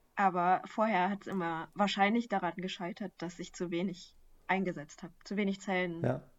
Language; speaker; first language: German; early bilingual, other home language; Vietnamese